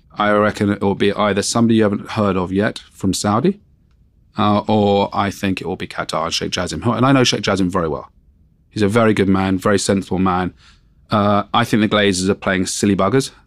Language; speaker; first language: English; native; English